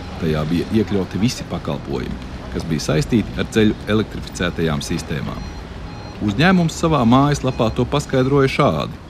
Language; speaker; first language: Latvian; native; Latvian